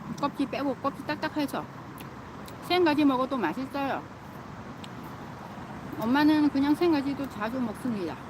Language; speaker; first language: Korean; non-native, fluent; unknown